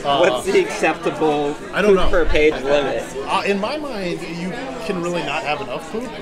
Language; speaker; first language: English; native; English